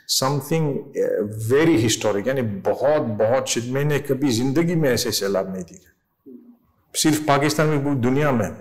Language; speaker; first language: Urdu; non-native, learner; English